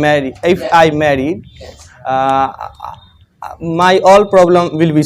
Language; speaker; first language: English; non-native, learner; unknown